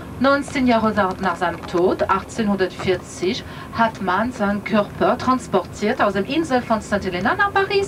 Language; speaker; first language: German; non-native, fluent; French